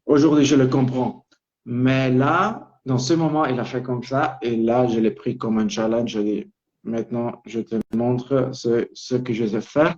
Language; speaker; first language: French; non-native, local second language; Italian